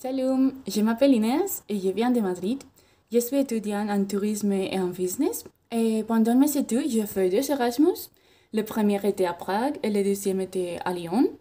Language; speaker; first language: French; non-native, fluent; Spanish